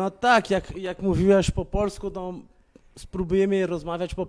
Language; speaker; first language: Polish; non-native, learner; Portuguese